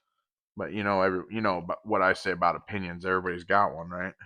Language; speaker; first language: English; native; English